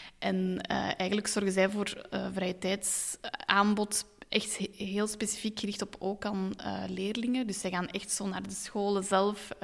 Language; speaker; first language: Dutch; native; Dutch